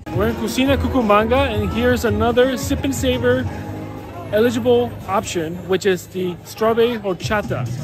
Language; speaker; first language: English; early bilingual, other home language; Spanish